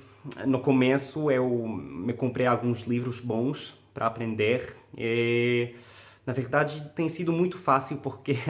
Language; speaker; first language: Portuguese; non-native, fluent; Arabic